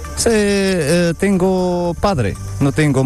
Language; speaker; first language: Spanish; non-native, learner; Arabic